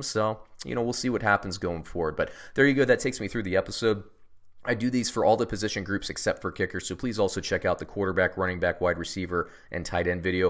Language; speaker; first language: English; native; English